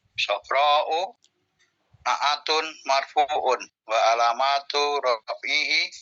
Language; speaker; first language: Arabic; non-native, learner; Indonesian